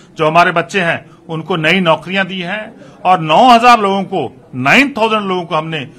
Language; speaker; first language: Hindi; non-native, local second language; Punjabi